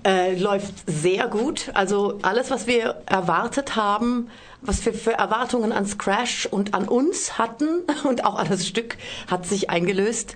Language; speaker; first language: German; native; German